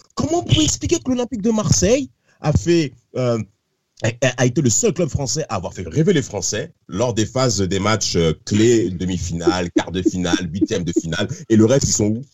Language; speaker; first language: French; native; French